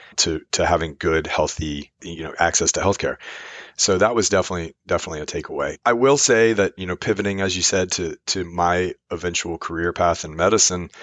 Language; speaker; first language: English; native; English